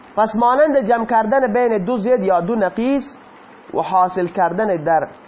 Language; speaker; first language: Persian; native; Persian